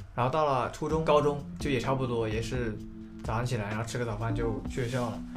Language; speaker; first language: Chinese; non-native, local second language; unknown